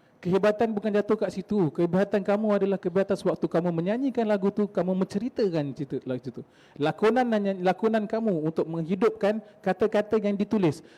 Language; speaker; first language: Malay; native; Malay